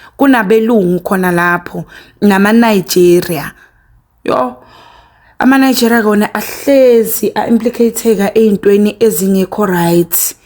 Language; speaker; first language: Zulu; native; Zulu